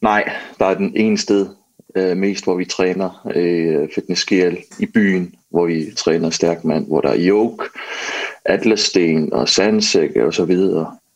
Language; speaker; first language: Danish; non-native, local second language; Kalaallisut